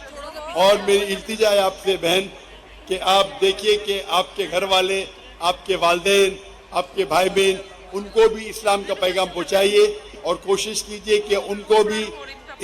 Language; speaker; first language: Hindi; non-native, local second language; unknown